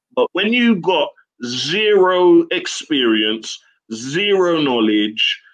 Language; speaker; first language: English; native; English